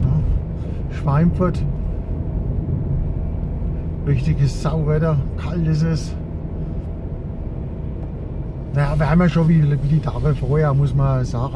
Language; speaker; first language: German; native; German